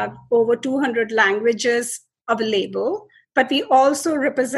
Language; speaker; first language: English; non-native, local second language; Hindi